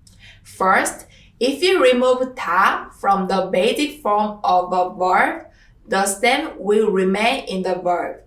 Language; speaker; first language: English; non-native, fluent; Korean